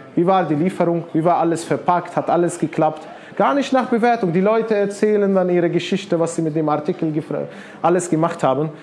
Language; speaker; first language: German; non-native, fluent; Arabic